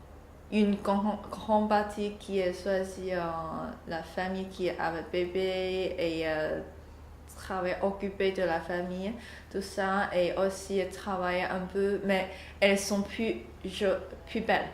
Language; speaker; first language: French; non-native, learner; Chinese